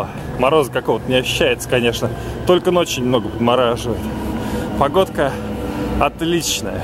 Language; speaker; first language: Russian; native; Russian